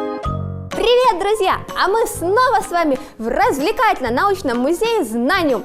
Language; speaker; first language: Russian; native; Russian